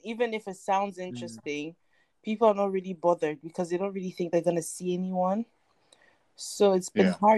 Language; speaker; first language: English; non-native, local second language; French